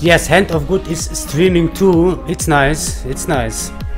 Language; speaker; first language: English; non-native, learner; German